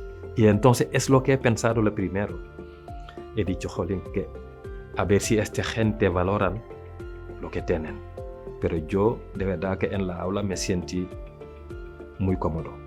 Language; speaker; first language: Spanish; non-native, local second language; French